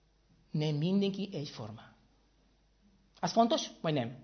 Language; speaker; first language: Hungarian; non-native, fluent; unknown